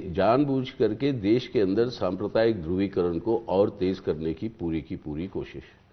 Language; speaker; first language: Hindi; non-native, local second language; Telugu